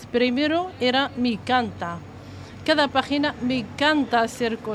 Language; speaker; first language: Spanish; non-native, learner; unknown